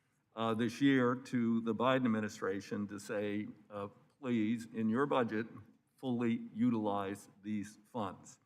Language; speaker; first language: English; native; English